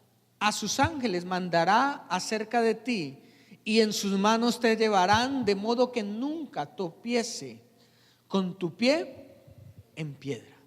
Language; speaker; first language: Spanish; native; Spanish